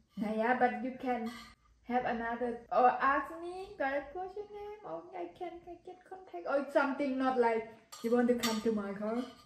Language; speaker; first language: English; non-native, learner; Thai